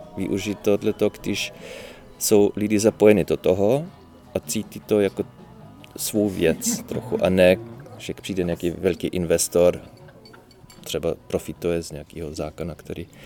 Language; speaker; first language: Czech; non-native, fluent; German